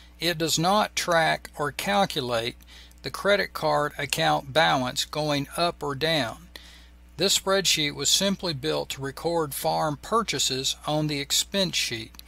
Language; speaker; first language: English; native; English